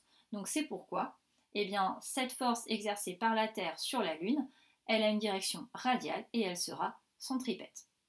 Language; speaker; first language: French; native; French